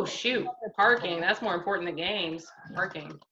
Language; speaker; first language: English; native; English